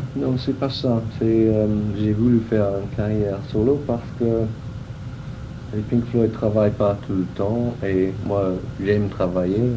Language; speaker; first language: French; non-native, fluent; English